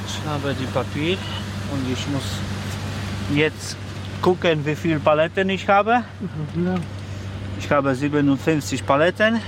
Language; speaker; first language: German; non-native, learner; Polish